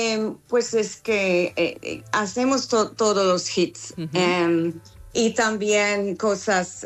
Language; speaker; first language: Spanish; non-native, fluent; English